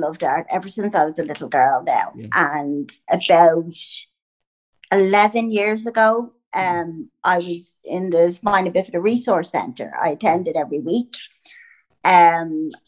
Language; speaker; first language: English; native; English